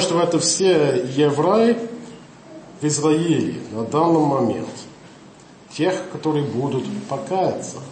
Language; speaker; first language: Russian; non-native, learner; English